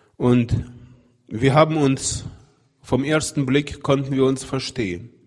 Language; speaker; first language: German; non-native, fluent; Russian